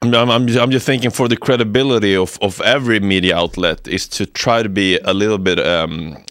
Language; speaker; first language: English; non-native, fluent; Swedish